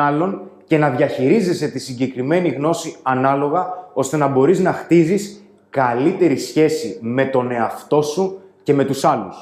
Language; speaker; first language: Greek; native; Greek